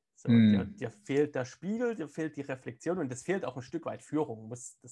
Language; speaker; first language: German; native; German